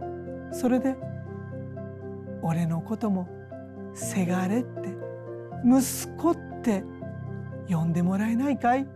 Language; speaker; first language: Japanese; native; Japanese